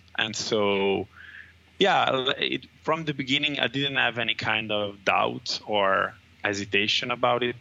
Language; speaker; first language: English; non-native, fluent; Italian